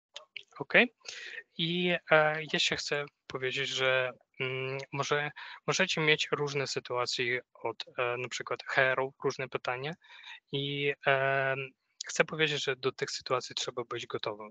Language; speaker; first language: Polish; non-native, fluent; Ukrainian